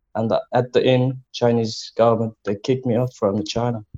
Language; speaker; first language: English; non-native, learner; Chinese